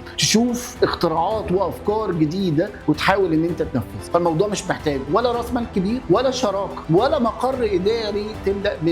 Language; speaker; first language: Arabic; native; Arabic